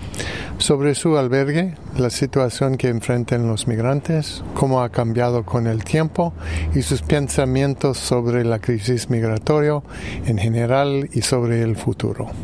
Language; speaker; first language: Spanish; non-native, fluent; English